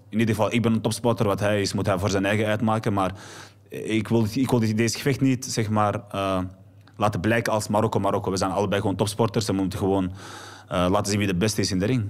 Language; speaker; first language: Dutch; early bilingual, other home language; Arabic